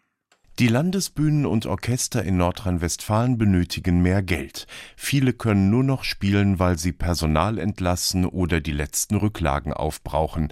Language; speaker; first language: German; native; German